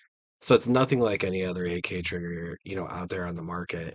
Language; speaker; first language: English; native; English